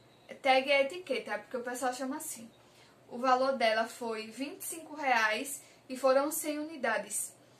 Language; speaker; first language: Portuguese; native; Portuguese